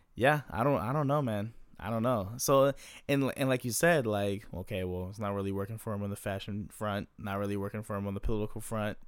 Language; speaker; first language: English; native; English